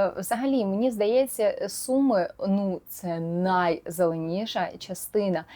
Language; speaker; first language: Ukrainian; non-native, local second language; Russian